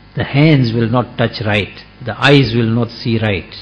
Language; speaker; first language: English; native; English